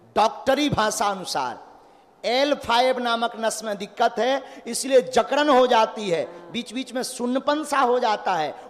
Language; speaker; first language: Hindi; native; Hindi